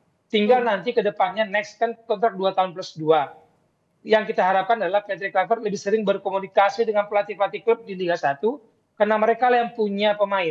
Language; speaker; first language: Indonesian; native; Indonesian